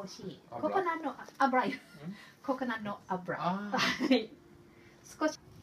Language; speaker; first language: Japanese; non-native, learner; Thai